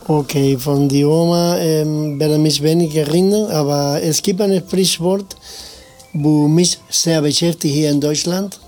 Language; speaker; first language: German; non-native, fluent; Spanish